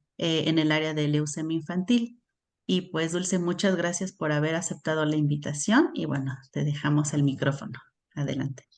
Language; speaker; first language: Spanish; native; Spanish